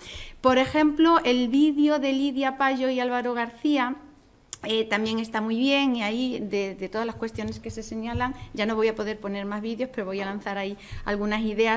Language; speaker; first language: Spanish; native; Spanish